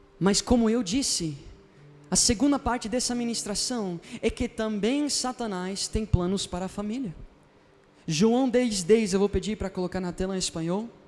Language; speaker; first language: Portuguese; non-native, fluent; Spanish